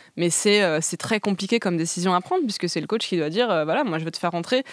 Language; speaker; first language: French; native; French